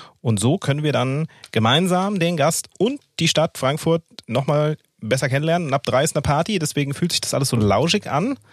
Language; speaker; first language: German; native; German